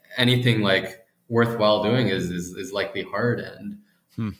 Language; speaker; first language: English; native; English